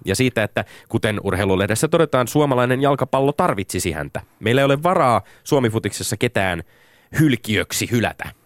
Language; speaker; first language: Finnish; native; Finnish